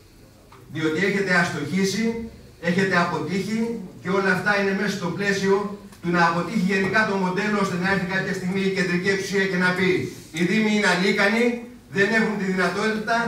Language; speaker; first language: Greek; native; Greek